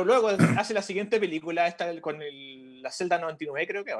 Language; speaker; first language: Spanish; native; Spanish